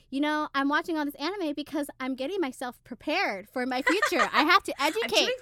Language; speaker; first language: English; native; English